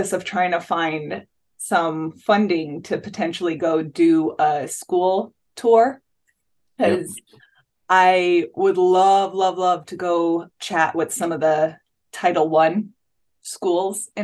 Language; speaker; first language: English; native; English